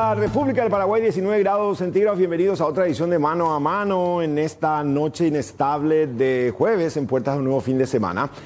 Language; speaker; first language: Spanish; native; Spanish